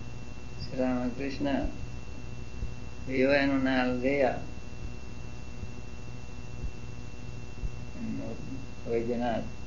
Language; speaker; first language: Spanish; non-native, fluent; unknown